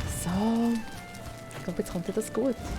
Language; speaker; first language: German; native; German